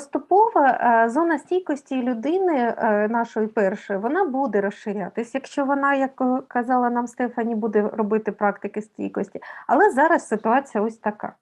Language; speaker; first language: Ukrainian; native; Ukrainian